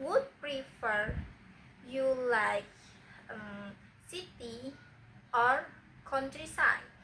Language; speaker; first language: English; non-native, learner; Indonesian